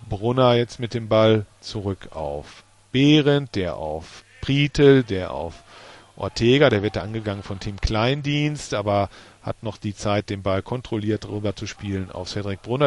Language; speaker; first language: German; native; German